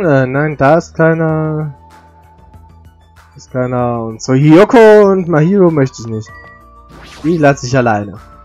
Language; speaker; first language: German; native; German